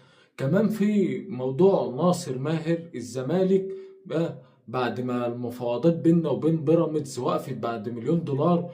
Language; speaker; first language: Arabic; native; Arabic